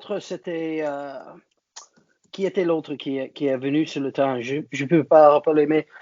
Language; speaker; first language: French; non-native, learner; English